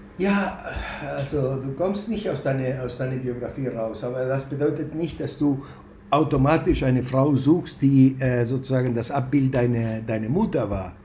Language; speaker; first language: German; non-native, fluent; Spanish